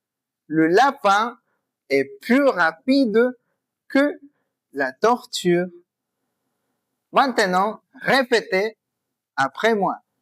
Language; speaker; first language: French; non-native, fluent; Spanish